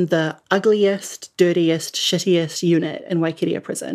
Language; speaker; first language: English; native; English